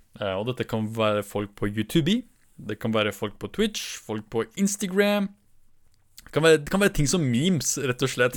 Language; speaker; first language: Norwegian; early bilingual, other home language; Kurdish